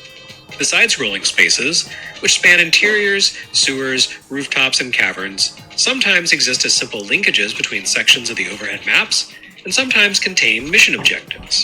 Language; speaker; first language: English; native; English